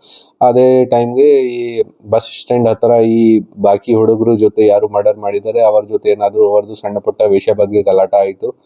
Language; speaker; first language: Kannada; non-native, local second language; Hindi